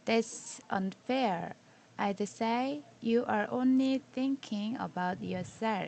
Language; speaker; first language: English; non-native, learner; Korean